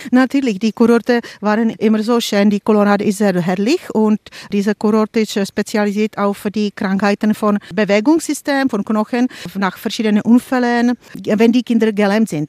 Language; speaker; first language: German; non-native, fluent; Czech